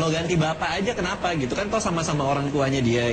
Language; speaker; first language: Malay; native; Malay